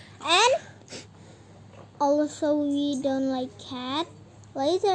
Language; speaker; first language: English; early bilingual, other home language; Indonesian